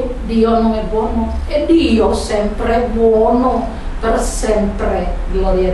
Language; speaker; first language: Italian; non-native, learner; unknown